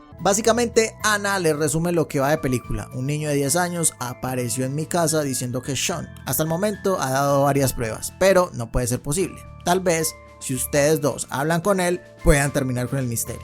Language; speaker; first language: Spanish; native; Spanish